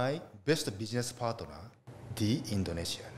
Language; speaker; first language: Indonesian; non-native, learner; Japanese